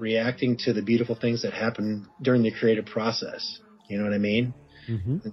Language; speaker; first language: English; native; English